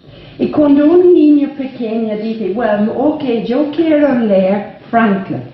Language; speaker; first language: Spanish; non-native, fluent; English